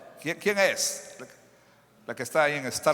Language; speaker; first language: Spanish; non-native, fluent; English